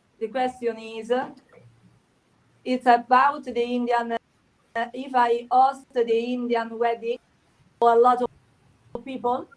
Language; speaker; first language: English; non-native, learner; Italian